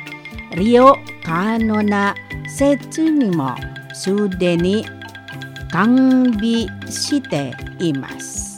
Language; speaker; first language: Japanese; non-native, learner; Indonesian